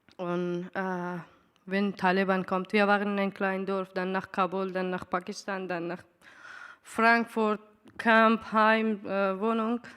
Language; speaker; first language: German; non-native, learner; Persian